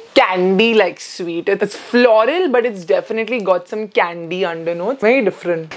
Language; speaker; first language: English; non-native, local second language; Hindi